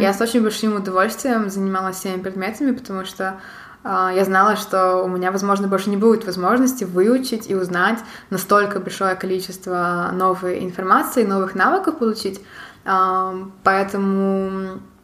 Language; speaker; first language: Russian; native; Russian